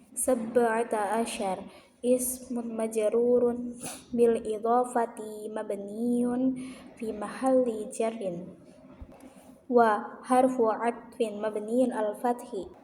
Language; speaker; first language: Arabic; non-native, learner; Indonesian